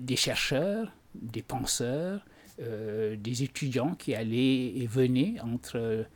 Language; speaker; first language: French; non-native, local second language; Wolof